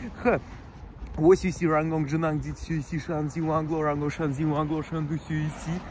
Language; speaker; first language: Chinese; non-native, learner; Russian